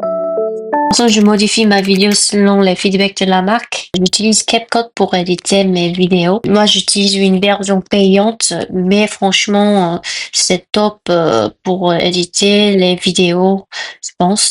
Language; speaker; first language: French; non-native, fluent; Korean